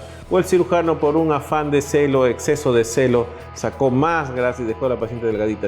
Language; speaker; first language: Spanish; native; Spanish